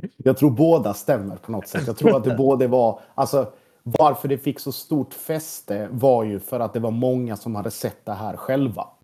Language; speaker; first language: Swedish; early bilingual, other home language; Croatian